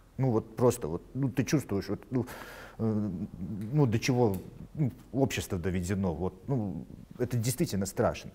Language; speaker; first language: Russian; non-native, local second language; Latvian